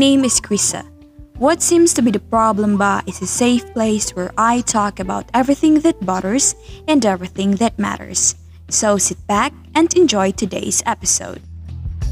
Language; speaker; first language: English; non-native, local second language; Cebuano